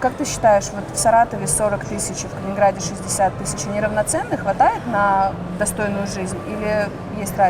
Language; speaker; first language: Russian; native; Russian